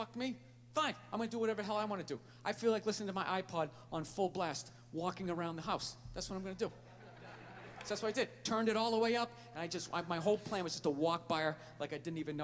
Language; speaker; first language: English; native; English